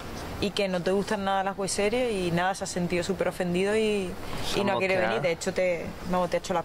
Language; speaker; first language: Spanish; native; Spanish